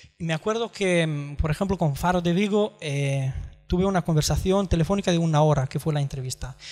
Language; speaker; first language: Spanish; non-native, fluent; Romanian